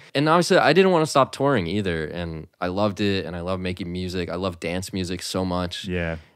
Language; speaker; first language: English; native; English